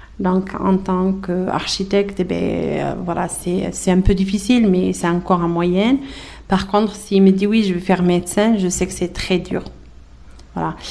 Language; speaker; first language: French; early bilingual, other home language; Arabic